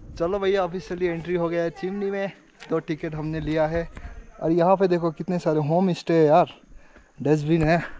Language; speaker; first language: Hindi; non-native, local second language; Nepali